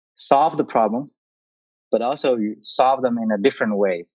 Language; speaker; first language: English; non-native, learner; Chinese